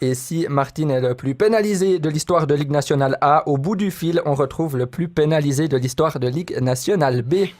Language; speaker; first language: French; native; French